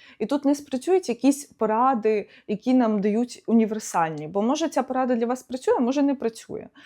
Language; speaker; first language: Ukrainian; non-native, local second language; Russian